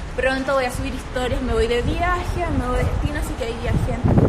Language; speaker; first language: Spanish; native; Spanish